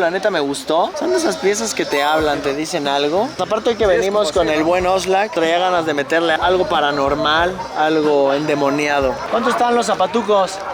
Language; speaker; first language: Spanish; native; Spanish